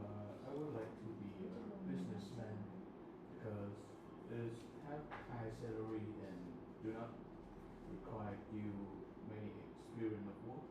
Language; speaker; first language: English; non-native, learner; Vietnamese